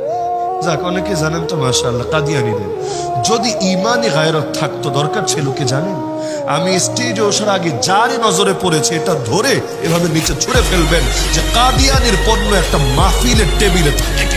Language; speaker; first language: Bangla; native; Bangla